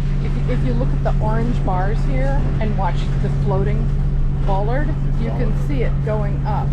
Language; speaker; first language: English; native; English